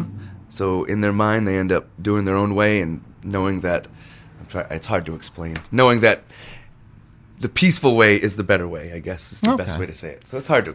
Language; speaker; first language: English; native; English